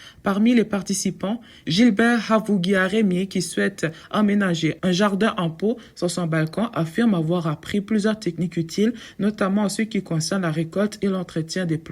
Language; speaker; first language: French; native; French